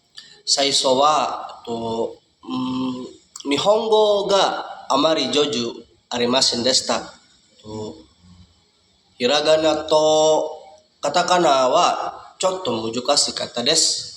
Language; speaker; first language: Japanese; non-native, learner; Indonesian